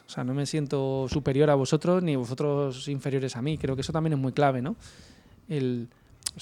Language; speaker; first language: Spanish; native; Spanish